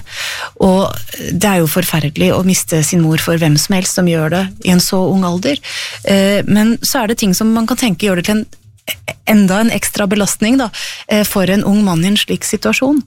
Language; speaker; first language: Norwegian; native; Norwegian